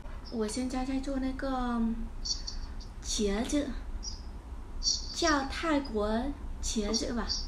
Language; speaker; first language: Chinese; non-native, fluent; Vietnamese